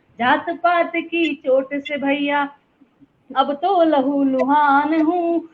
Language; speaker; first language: Hindi; native; Hindi